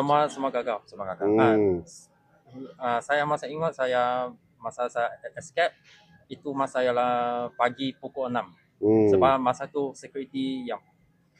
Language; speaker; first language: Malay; non-native, local second language; Chinese